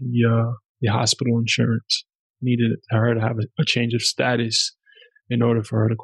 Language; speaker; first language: English; early bilingual, other home language; German